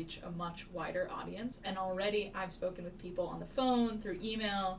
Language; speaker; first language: English; native; English